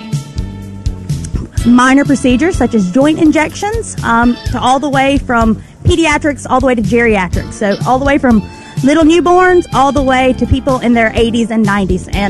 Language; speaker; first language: English; native; English